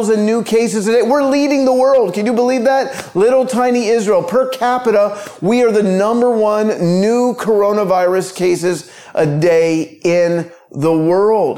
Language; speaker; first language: English; native; English